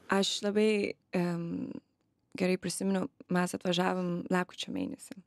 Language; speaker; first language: Lithuanian; early bilingual, other home language; English